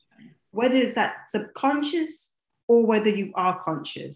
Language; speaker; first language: English; native; English